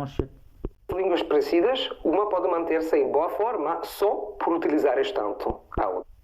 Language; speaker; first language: Portuguese; non-native, fluent; Italian